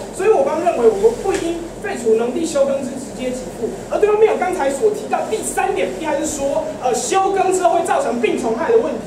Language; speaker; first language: Chinese; native; Chinese